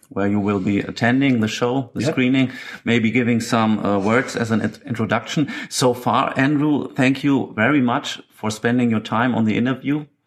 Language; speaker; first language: English; non-native, fluent; German